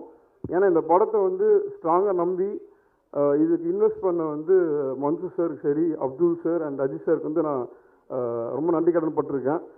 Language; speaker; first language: Tamil; native; Tamil